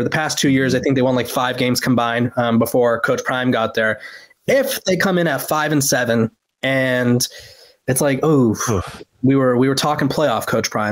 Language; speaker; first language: English; native; English